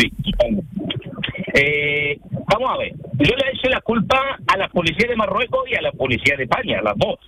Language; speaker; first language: Spanish; non-native, fluent; Arabic